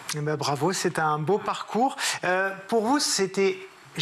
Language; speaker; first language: French; native; French